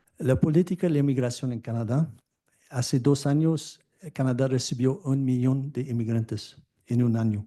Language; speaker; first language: Spanish; non-native, fluent; French